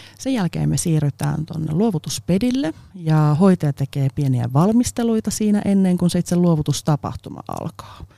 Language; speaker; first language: Finnish; non-native, local second language; Swedish